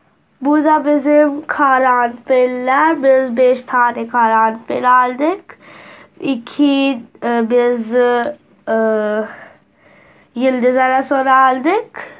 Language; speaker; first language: Turkish; non-native, learner; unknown